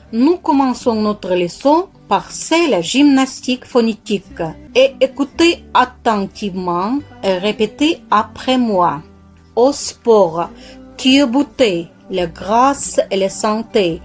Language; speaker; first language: French; non-native, fluent; Kazakh